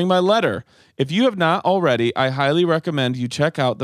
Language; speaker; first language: English; native; English